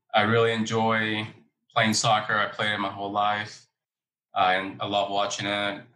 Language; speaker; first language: English; early bilingual, other home language; Spanish